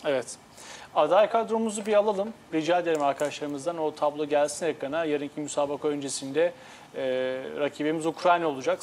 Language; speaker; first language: Turkish; native; Turkish